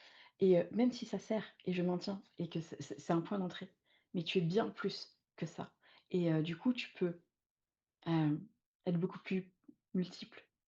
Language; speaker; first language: French; native; French